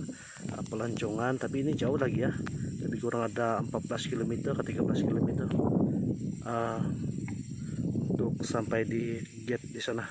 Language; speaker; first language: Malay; non-native, local second language; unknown